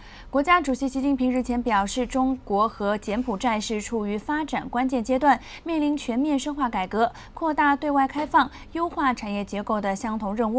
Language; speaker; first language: Chinese; non-native, local second language; Cantonese